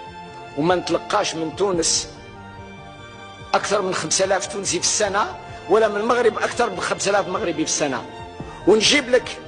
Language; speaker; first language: Arabic; native; Arabic